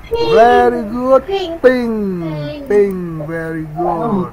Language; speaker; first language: English; non-native, learner; Vietnamese